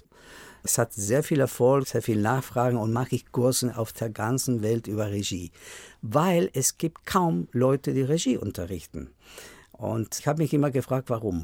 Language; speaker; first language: German; non-native, fluent; Spanish